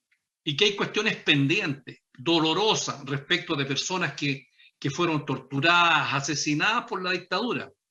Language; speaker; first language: Spanish; native; Spanish